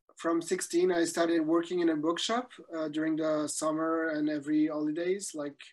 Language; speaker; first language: English; non-native, fluent; French